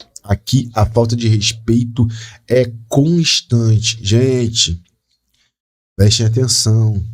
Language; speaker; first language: Portuguese; native; Portuguese